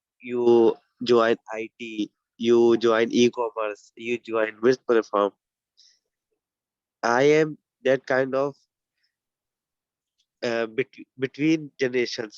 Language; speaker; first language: English; non-native, learner; Urdu